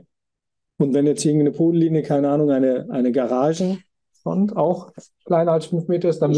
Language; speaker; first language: German; native; German